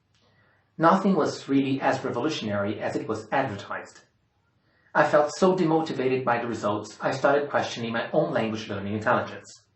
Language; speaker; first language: English; non-native, fluent; Portuguese